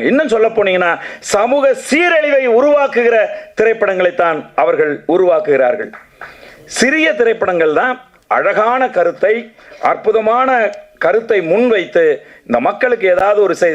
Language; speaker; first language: Tamil; native; Tamil